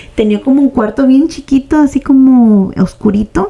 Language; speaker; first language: Spanish; early bilingual, heritage; Spanish